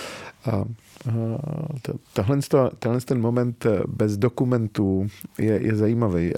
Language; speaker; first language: Czech; early bilingual, other home language; Arabic